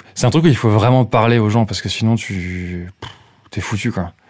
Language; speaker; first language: French; native; French